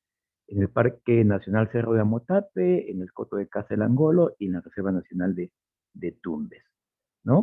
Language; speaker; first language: Spanish; native; Spanish